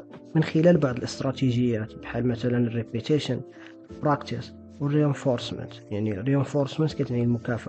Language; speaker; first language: Arabic; native; Arabic